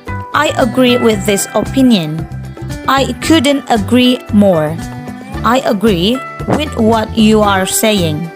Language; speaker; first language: English; non-native, fluent; Indonesian